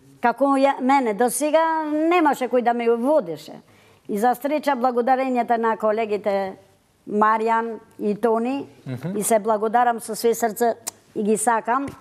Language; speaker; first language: Macedonian; early bilingual, heritage; Macedonian